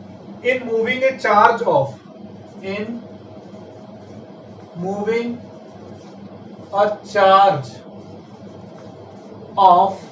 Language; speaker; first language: English; non-native, local second language; Hindi